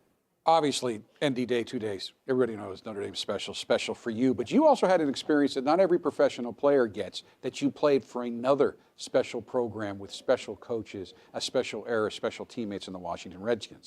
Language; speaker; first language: English; native; English